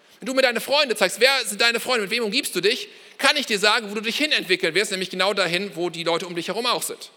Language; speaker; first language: German; native; German